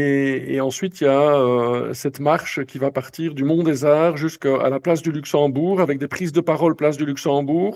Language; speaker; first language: French; native; French